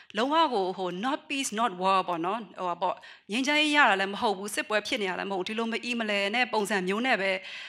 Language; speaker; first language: Burmese; non-native, local second language; Kachin